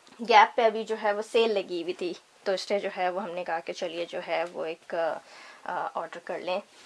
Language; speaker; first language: Hindi; native; Hindi